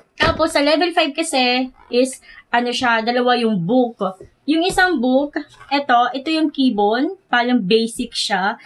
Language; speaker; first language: Filipino; native; Filipino